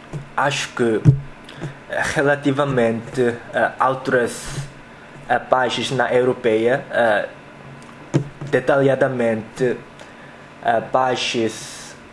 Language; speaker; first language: Portuguese; non-native, learner; Korean